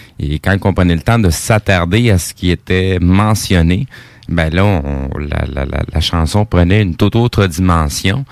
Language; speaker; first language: French; native; French